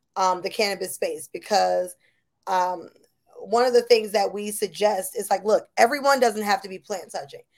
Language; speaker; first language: English; native; English